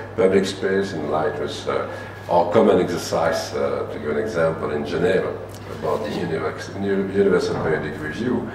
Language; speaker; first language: English; non-native, fluent; French